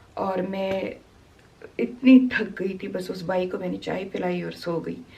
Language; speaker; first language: Urdu; non-native, local second language; Pashto